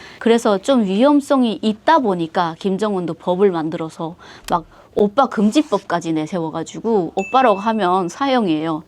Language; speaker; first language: Korean; native; Korean